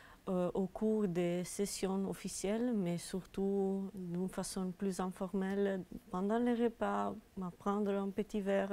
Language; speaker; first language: French; non-native, fluent; Italian